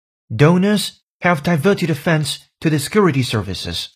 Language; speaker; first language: English; non-native, fluent; Chinese